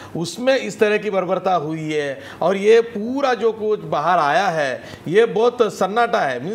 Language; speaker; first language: Hindi; non-native, local second language; Marathi